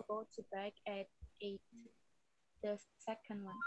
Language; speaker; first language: English; non-native, learner; Indonesian